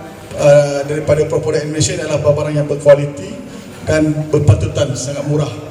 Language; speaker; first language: Malay; native; Malay